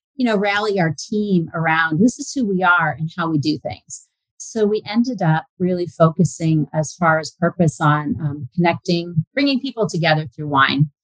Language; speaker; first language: English; native; English